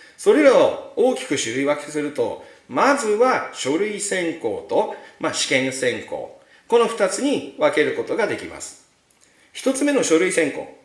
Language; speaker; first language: Japanese; native; Japanese